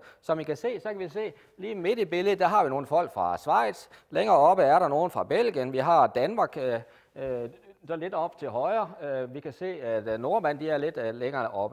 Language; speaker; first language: Danish; native; Danish